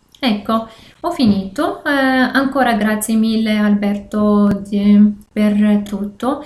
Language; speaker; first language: Italian; non-native, learner; Arabic